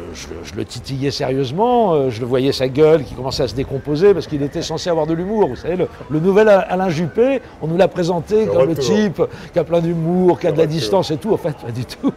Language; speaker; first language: French; native; French